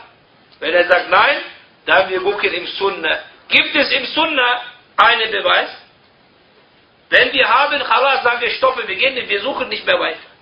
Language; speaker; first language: German; non-native, fluent; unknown